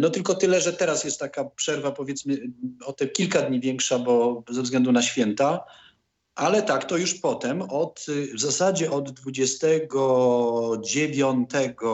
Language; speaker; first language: Polish; native; Polish